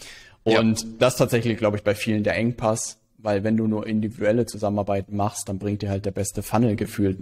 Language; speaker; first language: German; native; German